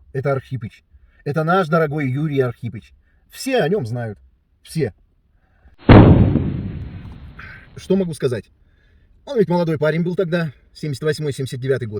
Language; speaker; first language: Russian; native; Russian